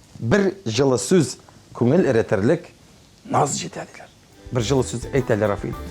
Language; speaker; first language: Tatar; native; Tatar